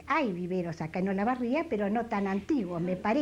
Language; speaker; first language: Spanish; native; Spanish